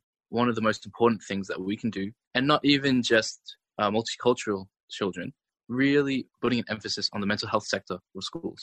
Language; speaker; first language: English; native; English